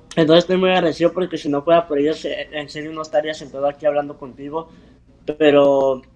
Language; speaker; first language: Spanish; early bilingual, heritage; Spanish